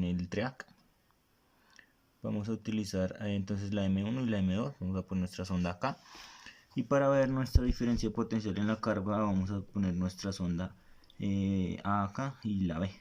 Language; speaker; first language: Spanish; native; Spanish